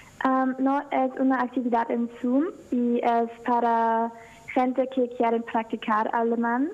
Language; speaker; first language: Spanish; non-native, learner; German